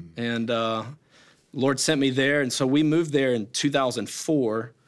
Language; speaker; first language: English; native; English